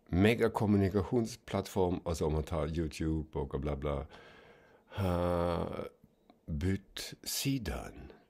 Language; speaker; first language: Swedish; non-native, fluent; German